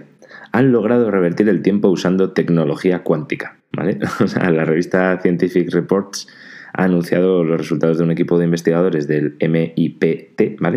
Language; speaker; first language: Spanish; native; Spanish